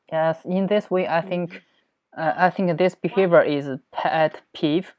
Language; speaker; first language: English; non-native, learner; Chinese